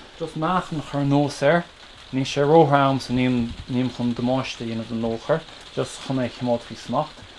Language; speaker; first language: Irish; native; Irish